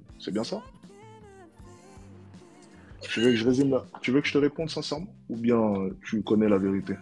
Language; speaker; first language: French; native; French